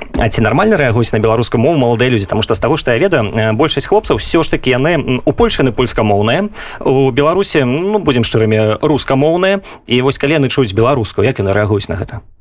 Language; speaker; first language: Belarusian; non-native, local second language; Russian